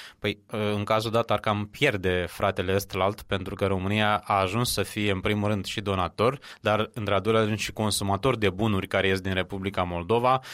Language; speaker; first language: Romanian; native; Romanian